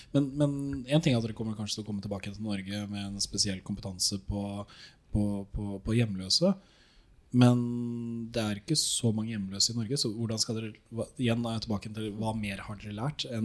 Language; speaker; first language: Norwegian; native; Norwegian